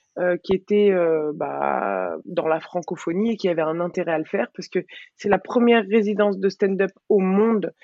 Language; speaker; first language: French; early bilingual, other home language; Arabic